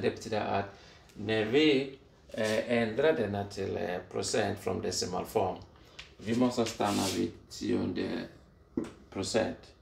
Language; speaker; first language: Swedish; non-native, fluent; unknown